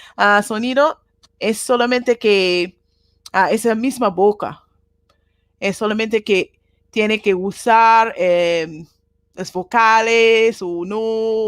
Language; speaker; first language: Spanish; non-native, learner; Japanese